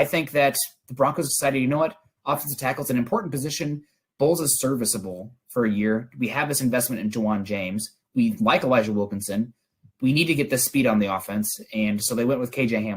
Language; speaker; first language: English; native; English